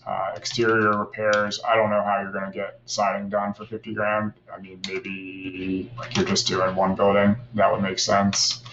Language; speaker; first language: English; native; English